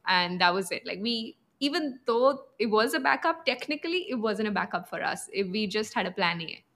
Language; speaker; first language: English; non-native, local second language; Punjabi